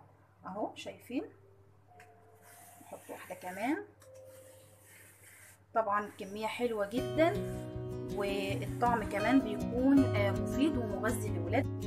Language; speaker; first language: Arabic; native; Arabic